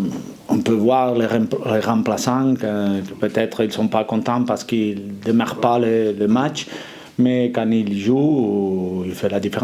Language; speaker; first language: French; non-native, fluent; Spanish